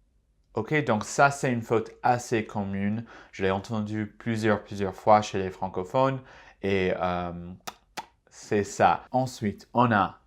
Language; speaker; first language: French; non-native, fluent; English